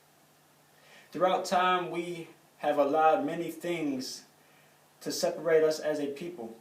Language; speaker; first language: English; native; English